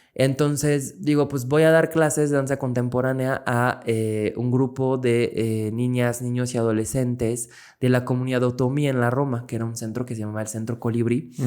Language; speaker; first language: Spanish; non-native, fluent; French